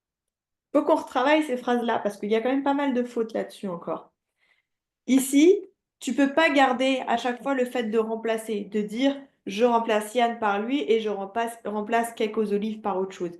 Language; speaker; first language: French; native; French